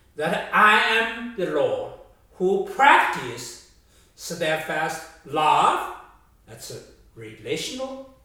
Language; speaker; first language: English; non-native, fluent; Chinese